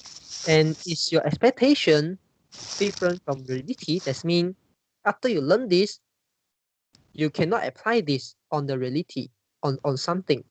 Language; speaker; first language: English; non-native, fluent; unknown